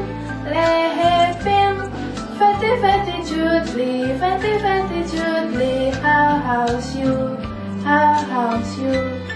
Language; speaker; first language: Cantonese; non-native, learner; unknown